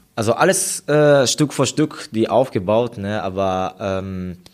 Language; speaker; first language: German; non-native, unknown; Japanese